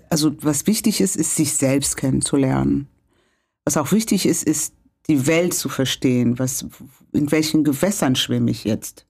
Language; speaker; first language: German; non-native, fluent; Kinyarwanda